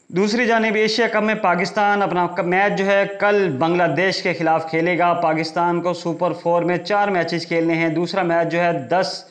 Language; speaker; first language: Urdu; native; Urdu